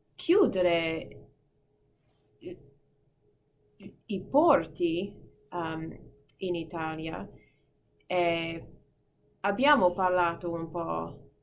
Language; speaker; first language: Italian; non-native, fluent; English